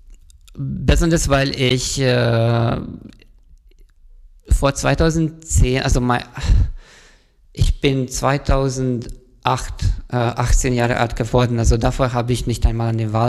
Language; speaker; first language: German; non-native, fluent; Hungarian